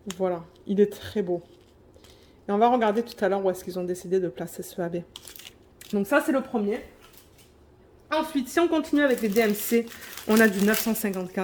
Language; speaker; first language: French; native; French